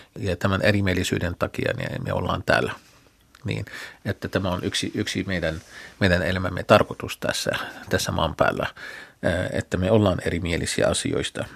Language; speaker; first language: Finnish; non-native, fluent; Arabic